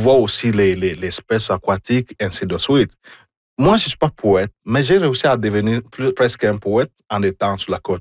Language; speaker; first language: French; non-native, fluent; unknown